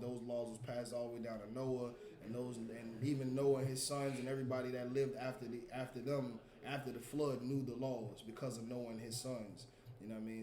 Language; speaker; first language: English; native; English